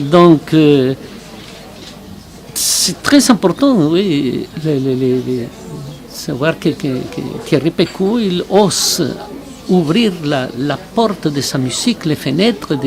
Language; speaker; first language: French; non-native, fluent; Spanish